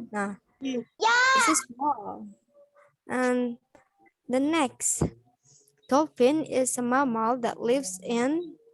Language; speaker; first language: English; non-native, learner; Indonesian